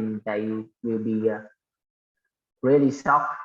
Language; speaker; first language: English; non-native, learner; Vietnamese